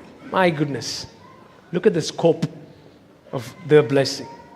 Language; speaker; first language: English; non-native, local second language; Tamil